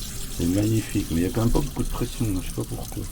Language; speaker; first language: French; native; French